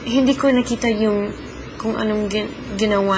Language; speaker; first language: Filipino; early bilingual, heritage; English